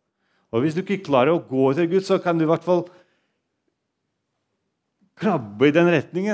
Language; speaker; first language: Norwegian; non-native, fluent; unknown